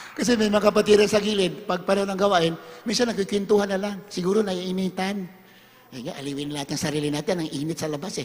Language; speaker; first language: Filipino; non-native, local second language; Hiligaynon